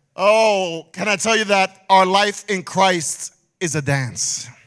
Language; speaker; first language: English; early bilingual, other home language; Spanish